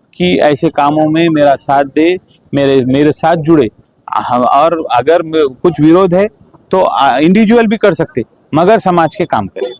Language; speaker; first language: Urdu; native; Urdu